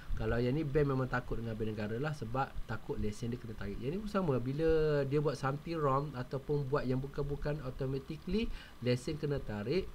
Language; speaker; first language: Malay; native; Malay